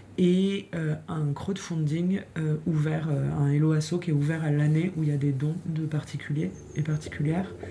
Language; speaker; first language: French; native; French